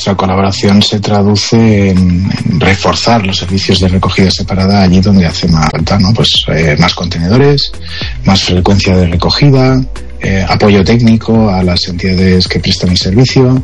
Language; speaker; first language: Spanish; native; Spanish